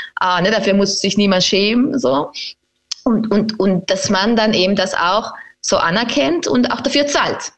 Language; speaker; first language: German; non-native, fluent; Spanish